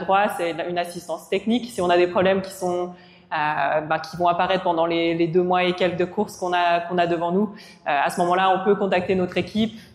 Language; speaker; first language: French; native; French